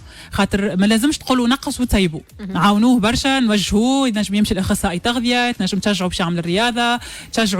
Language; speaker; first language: Arabic; native; Arabic